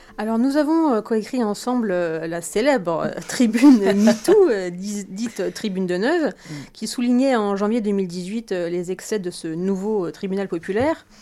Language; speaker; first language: French; native; French